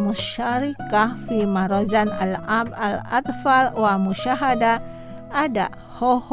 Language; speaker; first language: Arabic; non-native, fluent; Indonesian